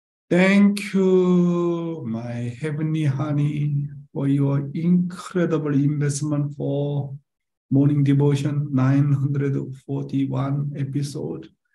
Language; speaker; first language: English; non-native, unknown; Korean